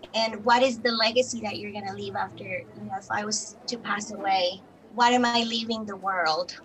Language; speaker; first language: English; non-native, fluent; Spanish